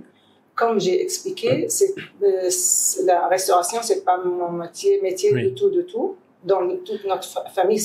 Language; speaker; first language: French; non-native, fluent; Arabic